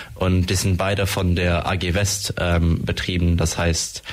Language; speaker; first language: German; non-native, fluent; French